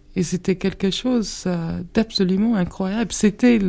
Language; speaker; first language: French; non-native, fluent; English